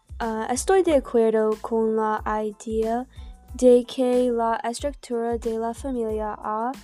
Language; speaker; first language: Spanish; non-native, learner; English